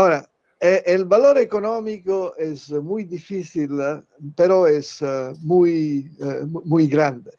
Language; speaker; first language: Spanish; non-native, learner; Italian